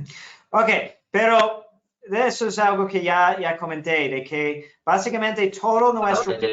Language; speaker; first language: Spanish; non-native, fluent; English